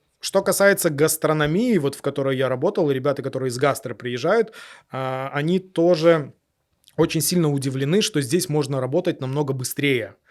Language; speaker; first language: Russian; native; Russian